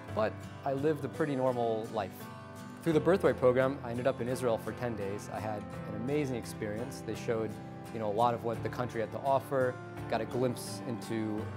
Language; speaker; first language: English; native; English